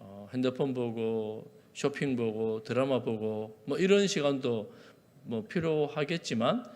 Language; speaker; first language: Korean; native; Korean